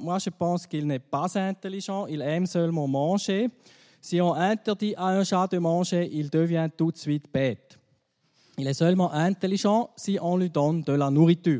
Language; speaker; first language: French; non-native, fluent; German